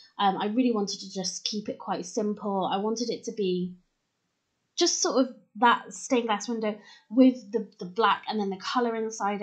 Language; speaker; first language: English; native; English